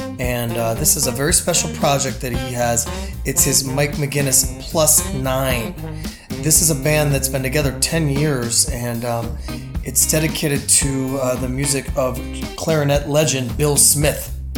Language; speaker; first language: English; native; English